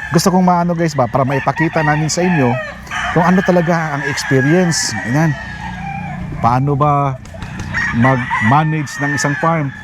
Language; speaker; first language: Filipino; non-native, local second language; Cebuano